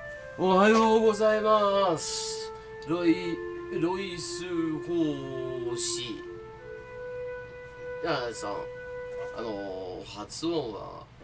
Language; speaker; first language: Japanese; non-native, fluent; English